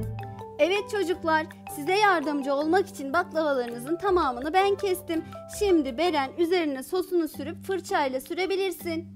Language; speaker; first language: Turkish; native; Turkish